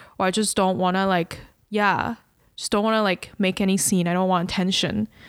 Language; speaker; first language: English; early bilingual, other home language; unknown